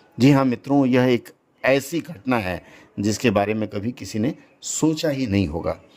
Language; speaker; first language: Hindi; native; Hindi